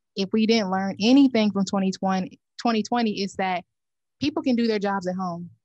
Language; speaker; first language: English; native; English